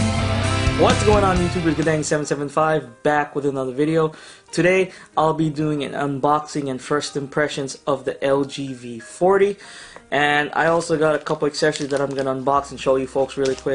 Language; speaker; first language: English; native; English